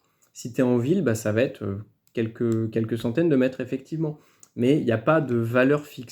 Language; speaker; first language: French; native; French